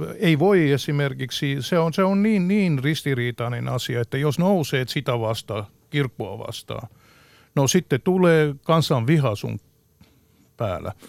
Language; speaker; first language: Finnish; non-native, fluent; Georgian